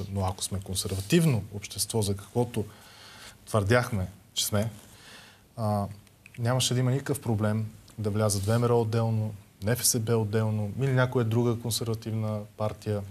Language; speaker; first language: Bulgarian; native; Bulgarian